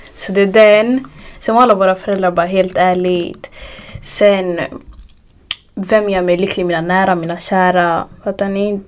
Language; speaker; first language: Swedish; early bilingual, other home language; Arabic